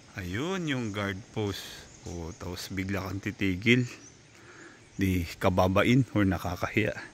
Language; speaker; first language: Filipino; non-native, local second language; Waray